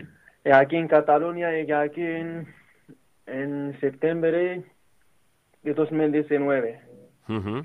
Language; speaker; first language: Spanish; non-native, learner; Arabic